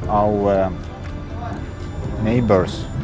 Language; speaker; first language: English; non-native, learner; Ukrainian